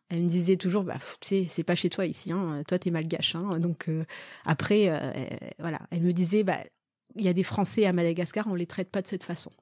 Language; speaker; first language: French; early bilingual, other home language; Malagasy